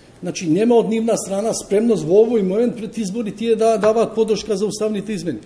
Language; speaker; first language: Macedonian; non-native, local second language; Albanian